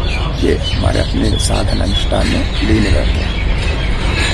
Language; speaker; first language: Hindi; non-native, local second language; Malayalam